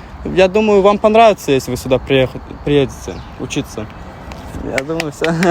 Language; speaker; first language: Russian; non-native, fluent; Turkmen